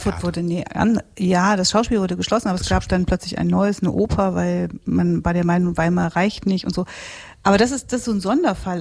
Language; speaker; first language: German; native; German